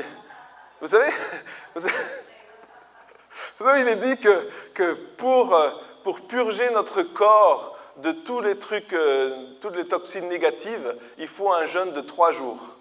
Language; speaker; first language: French; native; French